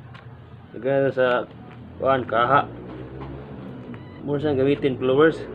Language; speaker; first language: Filipino; non-native, local second language; Cebuano